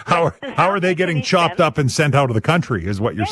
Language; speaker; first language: English; native; English